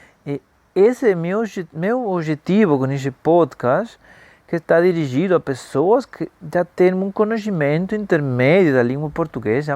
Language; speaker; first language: Portuguese; non-native, fluent; Spanish